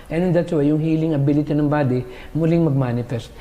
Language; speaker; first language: English; non-native, local second language; Filipino